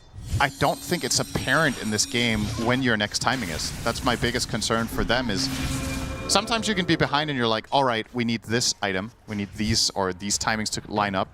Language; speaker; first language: English; native; English